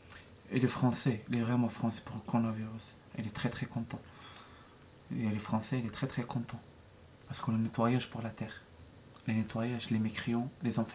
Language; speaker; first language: French; non-native, learner; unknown